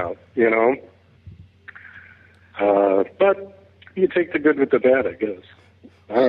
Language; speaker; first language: English; native; English